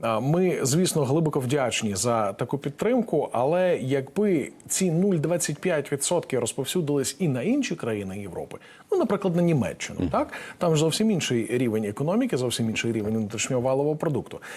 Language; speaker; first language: Ukrainian; native; Ukrainian